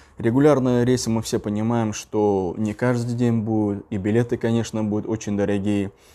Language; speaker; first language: Russian; non-native, local second language; Uzbek